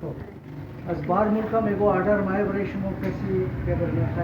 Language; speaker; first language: Persian; native; Persian